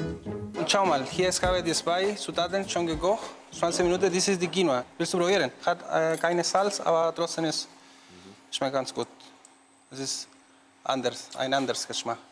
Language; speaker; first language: German; non-native, learner; Spanish